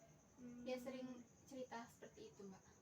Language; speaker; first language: Indonesian; native; Indonesian